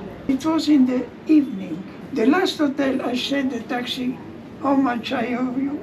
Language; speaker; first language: English; non-native, learner; German